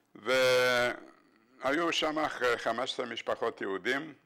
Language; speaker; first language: Hebrew; non-native, fluent; Bulgarian